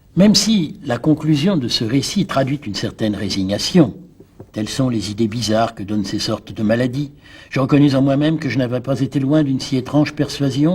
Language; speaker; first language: French; native; French